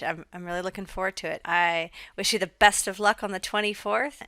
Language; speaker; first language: English; native; English